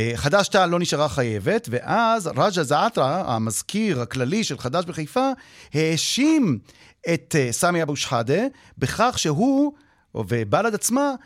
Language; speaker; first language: Hebrew; native; Hebrew